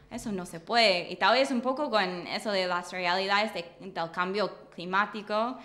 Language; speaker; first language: Spanish; non-native, fluent; English